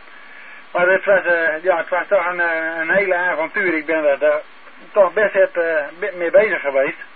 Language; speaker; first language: Dutch; native; Dutch